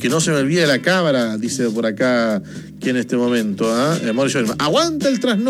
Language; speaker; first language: Spanish; native; Spanish